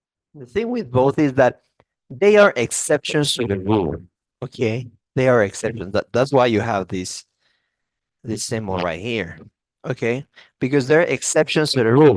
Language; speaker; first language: English; non-native, fluent; Spanish